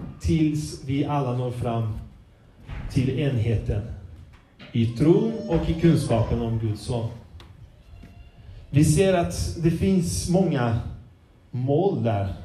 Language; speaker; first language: Swedish; non-native, fluent; Portuguese